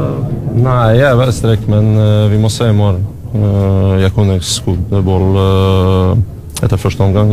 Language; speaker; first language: Norwegian; non-native, learner; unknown